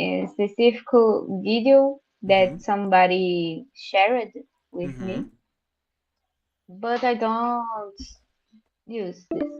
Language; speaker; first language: English; non-native, learner; Portuguese